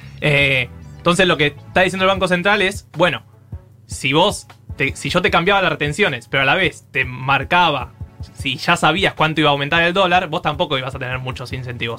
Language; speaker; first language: Spanish; native; Spanish